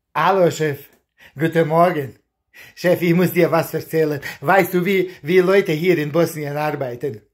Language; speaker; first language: German; non-native, learner; Bosnian